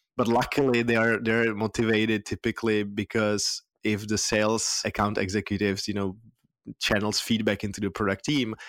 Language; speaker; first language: English; non-native, fluent; Czech